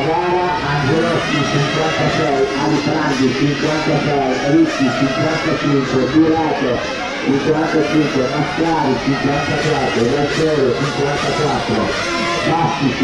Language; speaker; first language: Italian; native; Italian